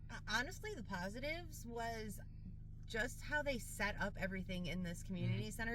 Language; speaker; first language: English; native; English